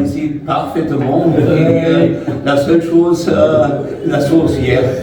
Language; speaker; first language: French; non-native, fluent; German